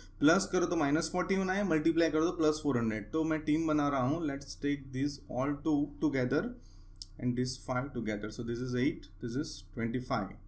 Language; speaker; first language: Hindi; non-native, local second language; Gujarati